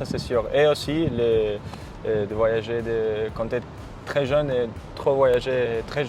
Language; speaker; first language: French; native; French